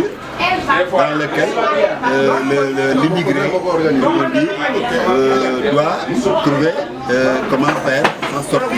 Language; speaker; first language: French; non-native, local second language; Wolof